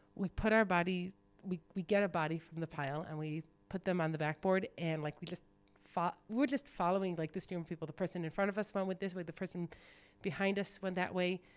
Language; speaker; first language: English; native; English